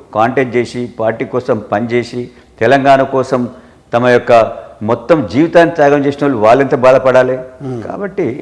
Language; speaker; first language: Telugu; native; Telugu